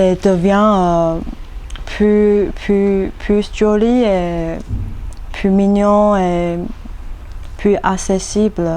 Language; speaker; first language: French; non-native, learner; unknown